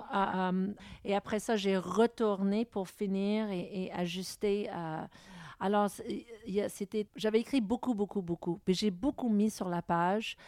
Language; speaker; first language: French; non-native, local second language; English